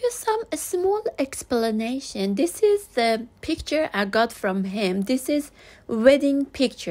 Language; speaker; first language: English; non-native, learner; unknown